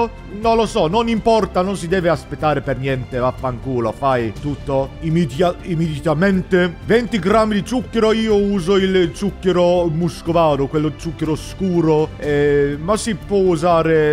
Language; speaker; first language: Italian; non-native, learner; English